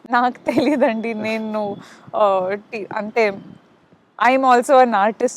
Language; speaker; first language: Telugu; non-native, local second language; Kannada